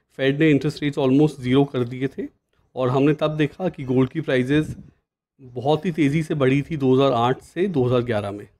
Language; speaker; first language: Hindi; native; Hindi